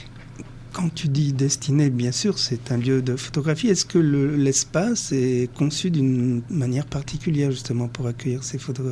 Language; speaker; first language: French; native; French